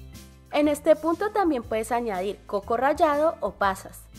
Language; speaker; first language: Spanish; native; Spanish